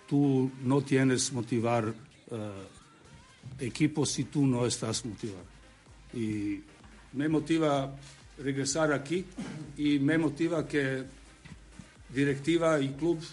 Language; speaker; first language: Spanish; non-native, learner; Serbian